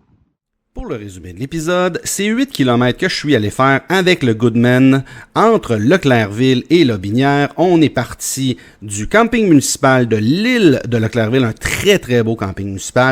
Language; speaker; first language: French; native; French